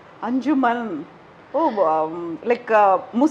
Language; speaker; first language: Telugu; native; Telugu